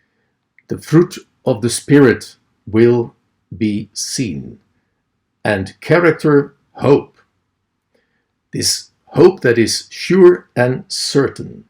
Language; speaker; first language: English; non-native, fluent; Dutch